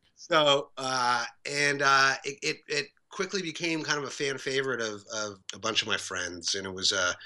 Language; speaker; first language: English; native; English